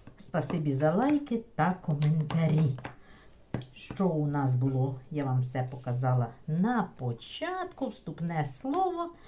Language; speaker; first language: Ukrainian; non-native, local second language; Russian